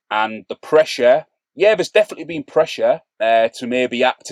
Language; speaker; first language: English; native; English